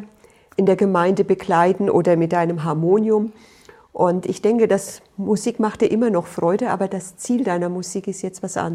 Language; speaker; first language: German; native; German